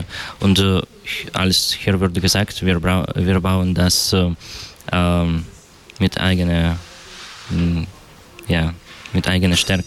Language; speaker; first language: German; non-native, learner; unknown